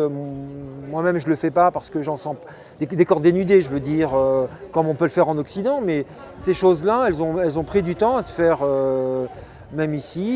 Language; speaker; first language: French; non-native, local second language; Arabic